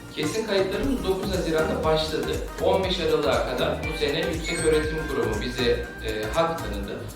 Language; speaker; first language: Turkish; native; Turkish